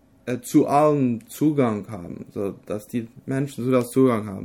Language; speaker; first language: German; non-native, local second language; Low German